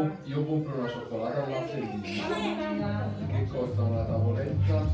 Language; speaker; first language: Italian; native; Italian